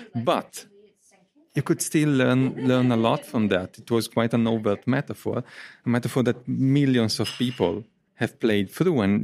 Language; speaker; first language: English; non-native, fluent; Italian